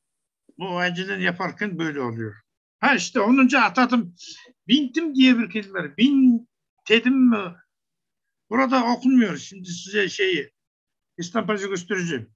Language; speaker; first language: Turkish; non-native, learner; Kazakh